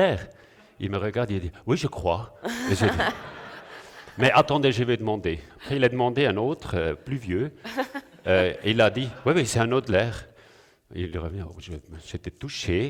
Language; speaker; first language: French; non-native, local second language; German